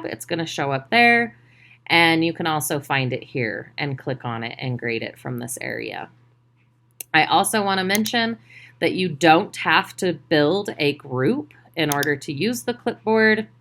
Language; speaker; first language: English; native; English